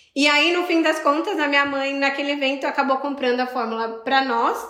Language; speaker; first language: Portuguese; native; Portuguese